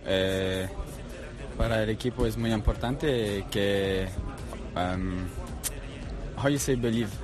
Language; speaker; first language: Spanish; non-native, learner; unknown